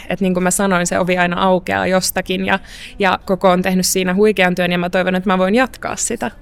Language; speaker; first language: Finnish; early bilingual, other home language; Arabic